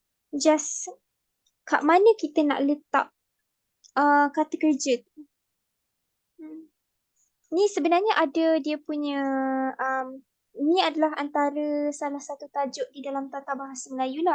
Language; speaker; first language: Malay; native; Malay